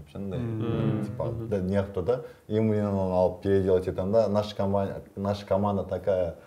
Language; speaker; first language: Russian; non-native, local second language; Kazakh